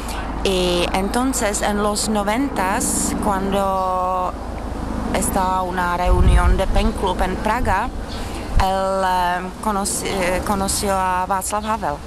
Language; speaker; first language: Spanish; non-native, fluent; Czech